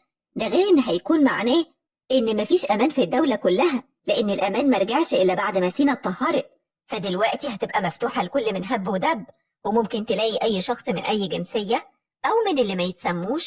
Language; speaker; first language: Arabic; native; Arabic